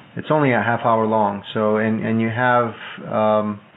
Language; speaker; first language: English; non-native, fluent; Italian